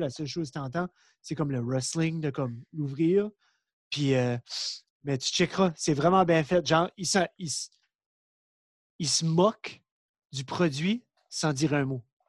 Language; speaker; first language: French; native; French